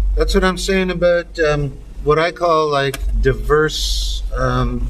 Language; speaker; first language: English; native; English